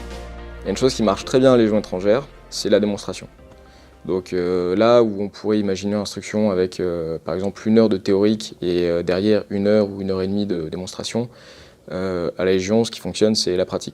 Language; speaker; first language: French; native; French